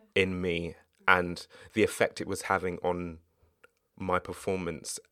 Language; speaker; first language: English; native; English